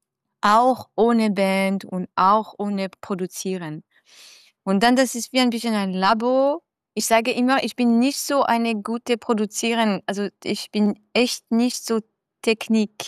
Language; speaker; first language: German; non-native, fluent; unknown